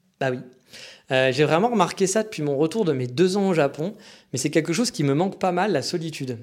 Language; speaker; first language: French; native; French